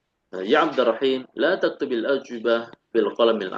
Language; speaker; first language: Arabic; non-native, fluent; Indonesian